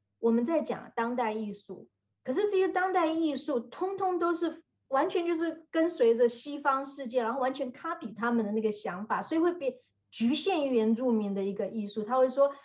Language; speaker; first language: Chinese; native; Chinese